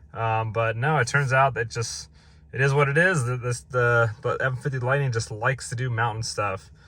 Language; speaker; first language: English; native; English